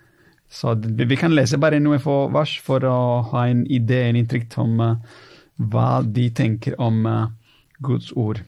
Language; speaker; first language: Norwegian; non-native, fluent; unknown